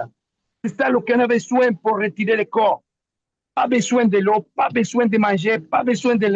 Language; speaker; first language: French; non-native, learner; Spanish